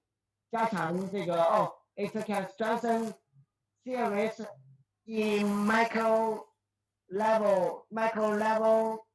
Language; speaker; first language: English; non-native, learner; Chinese